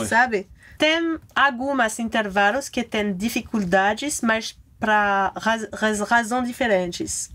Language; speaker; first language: Portuguese; non-native, fluent; French